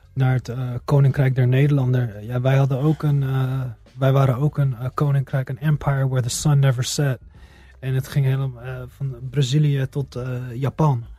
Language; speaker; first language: Dutch; early bilingual, heritage; Dutch